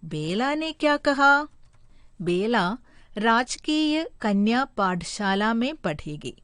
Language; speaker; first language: Hindi; non-native, local second language; Malayalam